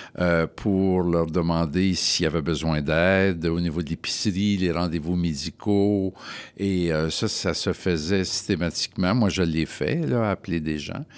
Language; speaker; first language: French; native; French